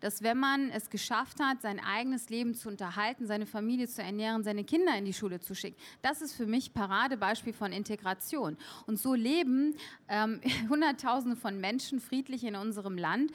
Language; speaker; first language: German; early bilingual, other home language; Turkish